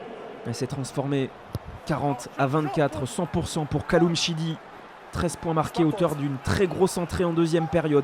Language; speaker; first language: French; native; French